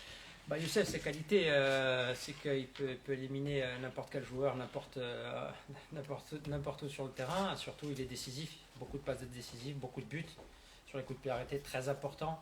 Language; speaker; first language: French; native; French